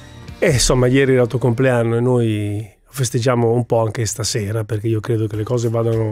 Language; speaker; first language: Italian; native; Italian